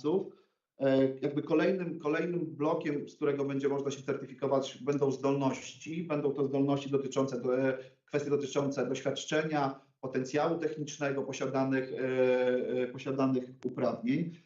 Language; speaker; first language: Polish; native; Polish